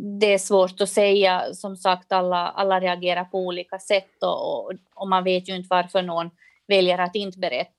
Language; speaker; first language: Swedish; native; Swedish